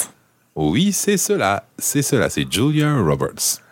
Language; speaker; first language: French; non-native, fluent; English